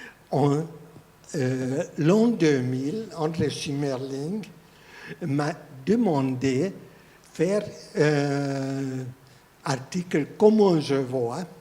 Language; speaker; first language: French; non-native, fluent; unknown